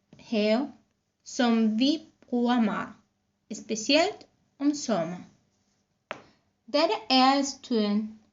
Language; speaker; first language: Danish; non-native, learner; Spanish